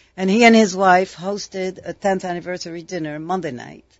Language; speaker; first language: English; non-native, fluent; Arabic